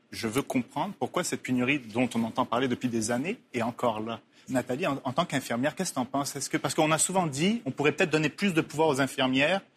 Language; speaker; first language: French; native; French